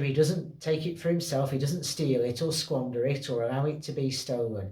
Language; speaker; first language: English; native; English